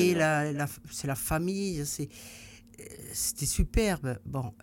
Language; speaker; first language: French; native; French